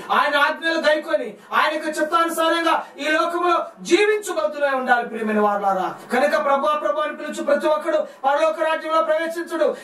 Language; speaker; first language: Telugu; non-native, local second language; Lambadi